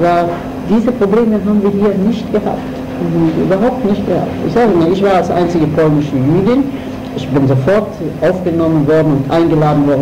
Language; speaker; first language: German; non-native, fluent; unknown